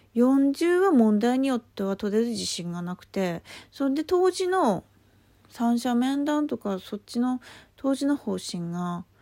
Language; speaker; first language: Japanese; native; Japanese